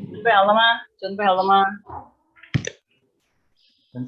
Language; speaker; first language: Chinese; non-native, fluent; Indonesian